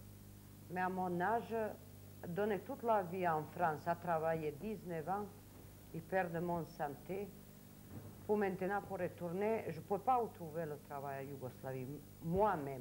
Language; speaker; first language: French; non-native, learner; Serbian